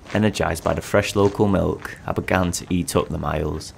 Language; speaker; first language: English; native; English